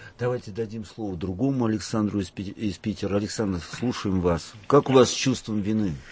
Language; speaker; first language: Russian; native; Russian